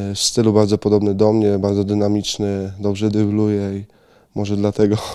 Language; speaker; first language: Polish; native; Polish